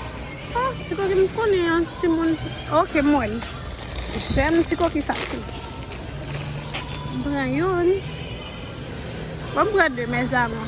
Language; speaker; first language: French; non-native, learner; Haitian Creole